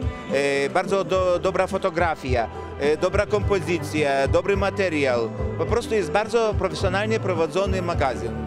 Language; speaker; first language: Polish; non-native, fluent; Lithuanian